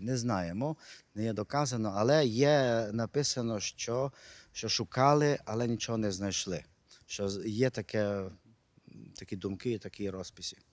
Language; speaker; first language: Ukrainian; non-native, local second language; Hungarian